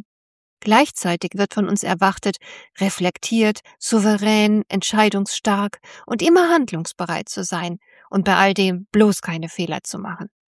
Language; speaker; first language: German; native; German